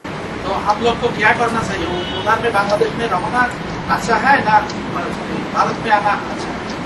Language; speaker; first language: Hindi; non-native, learner; Bangla